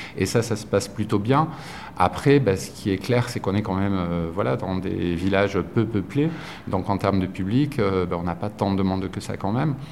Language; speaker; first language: French; native; French